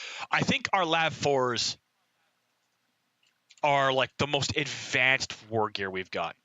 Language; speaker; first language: English; native; English